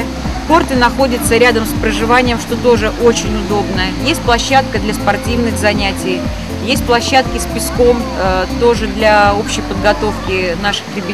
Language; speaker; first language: Russian; native; Russian